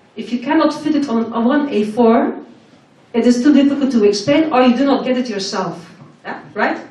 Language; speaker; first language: English; non-native, fluent; Dutch